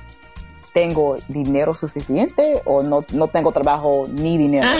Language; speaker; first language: Spanish; non-native, learner; English